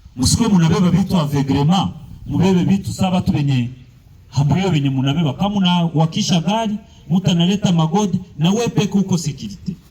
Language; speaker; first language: Swahili; native; Swahili